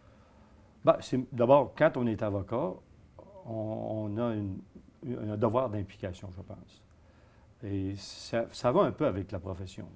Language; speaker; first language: French; native; French